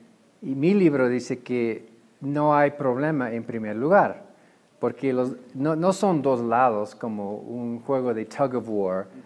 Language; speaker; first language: Spanish; non-native, fluent; English